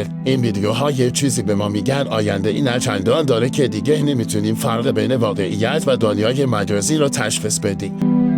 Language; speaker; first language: Persian; native; Persian